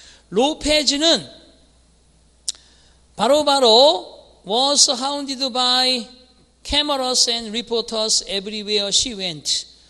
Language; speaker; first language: English; non-native, fluent; Korean